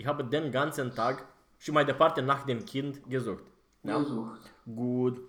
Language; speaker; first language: German; non-native, fluent; Romanian